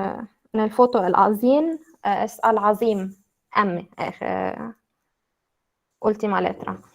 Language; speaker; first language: Spanish; non-native, learner; Arabic